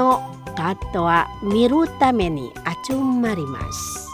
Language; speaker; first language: Japanese; non-native, fluent; Indonesian